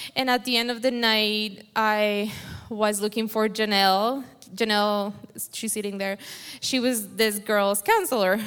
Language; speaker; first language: English; non-native, fluent; Spanish